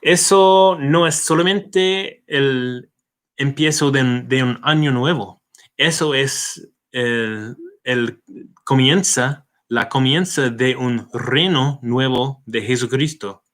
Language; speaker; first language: Spanish; non-native, fluent; English